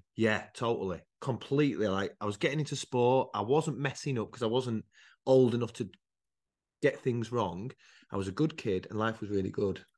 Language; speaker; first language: English; native; English